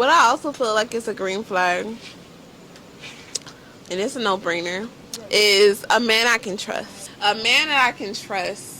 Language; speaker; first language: English; native; English